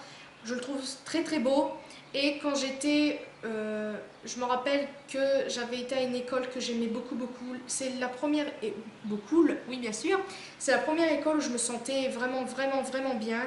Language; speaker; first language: French; native; French